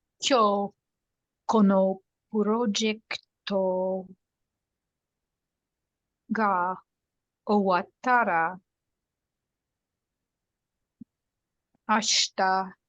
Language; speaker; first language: Japanese; non-native, learner; English